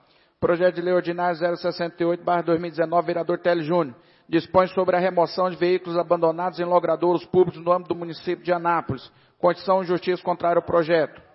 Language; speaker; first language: Portuguese; native; Portuguese